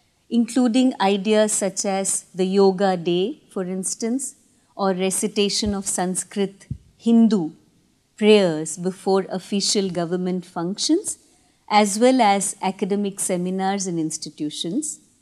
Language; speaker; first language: English; non-native, local second language; Tamil